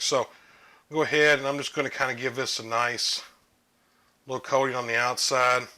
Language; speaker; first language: English; native; English